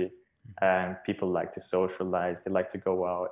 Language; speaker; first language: English; non-native, fluent; Serbian